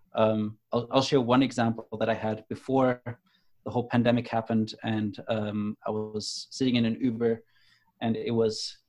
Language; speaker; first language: English; non-native, fluent; German